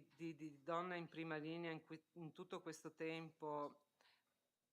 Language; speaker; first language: Italian; native; Italian